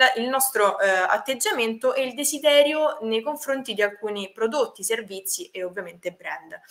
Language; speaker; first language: Italian; native; Italian